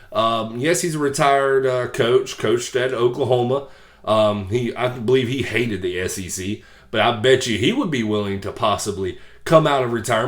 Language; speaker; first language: English; native; English